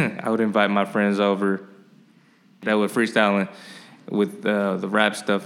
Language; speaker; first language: English; native; English